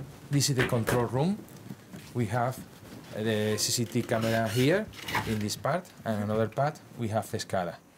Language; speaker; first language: English; non-native, fluent; Greek